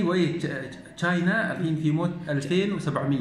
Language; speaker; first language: Arabic; non-native, learner; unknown